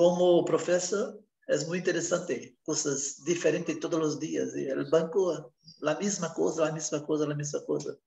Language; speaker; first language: Spanish; non-native, learner; Portuguese